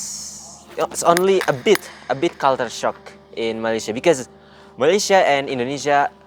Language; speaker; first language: English; non-native, learner; Indonesian